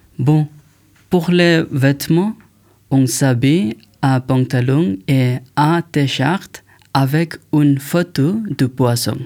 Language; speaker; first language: French; non-native, learner; Bangla